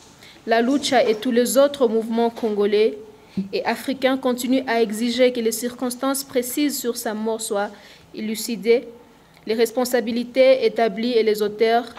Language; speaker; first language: French; non-native, local second language; Swahili